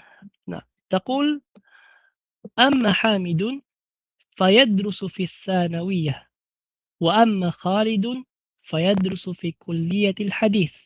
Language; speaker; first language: Arabic; non-native, fluent; Filipino